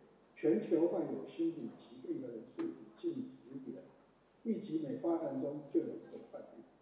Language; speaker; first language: Chinese; native; Chinese